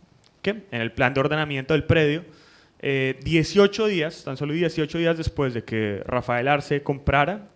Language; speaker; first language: Spanish; native; Spanish